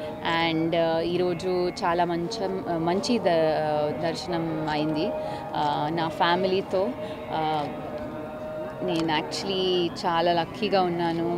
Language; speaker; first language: Telugu; non-native, fluent; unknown